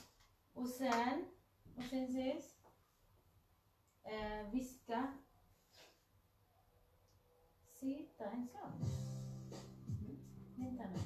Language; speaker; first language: Swedish; non-native, learner; Cebuano